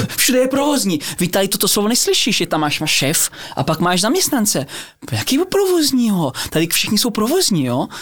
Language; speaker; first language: Czech; early bilingual, heritage; Czech